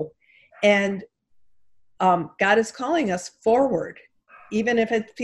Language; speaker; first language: English; native; English